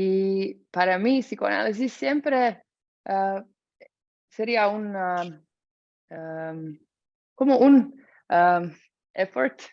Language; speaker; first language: Spanish; non-native, fluent; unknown